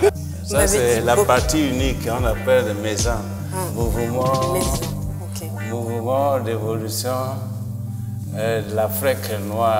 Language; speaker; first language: French; non-native, local second language; Igbo